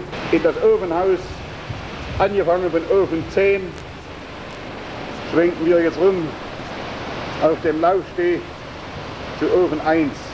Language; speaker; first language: German; native; German